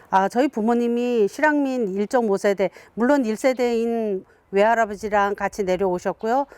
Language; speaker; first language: Korean; native; Korean